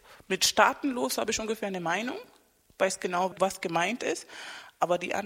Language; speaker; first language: German; non-native, fluent; Spanish